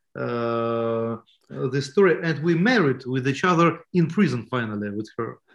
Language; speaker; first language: English; non-native, learner; Estonian